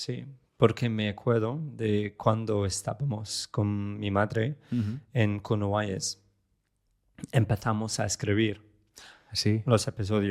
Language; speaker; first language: Spanish; non-native, fluent; English